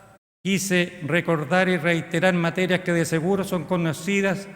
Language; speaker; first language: Spanish; native; Spanish